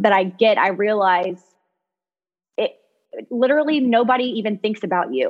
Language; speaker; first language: English; native; English